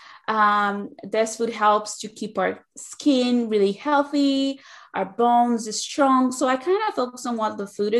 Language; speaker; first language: English; non-native, fluent; Portuguese